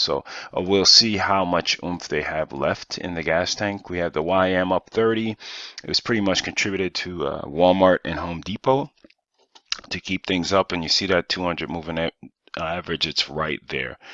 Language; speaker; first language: English; native; English